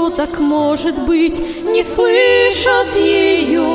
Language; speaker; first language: Russian; native; Russian